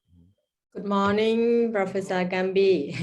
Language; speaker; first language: English; non-native, fluent; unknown